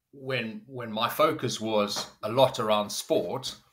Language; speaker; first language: English; native; English